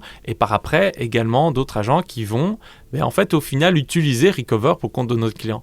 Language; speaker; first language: French; native; French